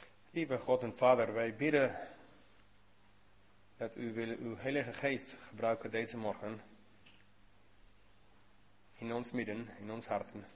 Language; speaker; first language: Dutch; non-native, learner; English